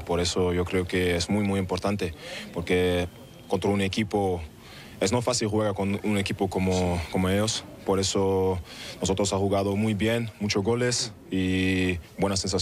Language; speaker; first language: Spanish; non-native, learner; German